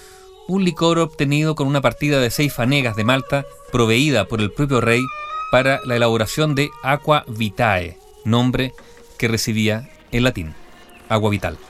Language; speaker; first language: Spanish; native; Spanish